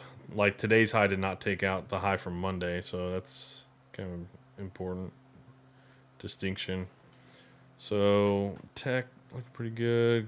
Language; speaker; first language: English; native; English